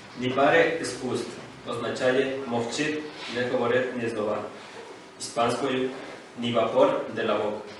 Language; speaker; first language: Ukrainian; non-native, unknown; Spanish